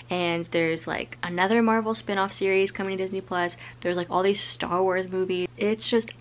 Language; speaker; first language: English; native; English